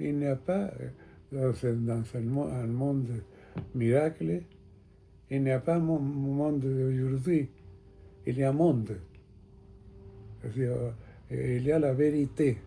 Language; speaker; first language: French; non-native, fluent; Spanish